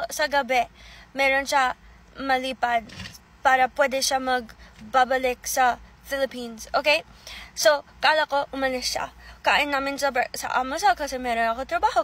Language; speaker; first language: Filipino; early bilingual, heritage; English